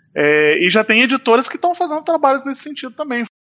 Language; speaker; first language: Portuguese; native; Portuguese